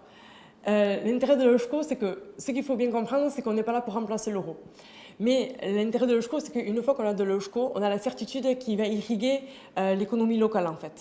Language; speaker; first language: French; native; French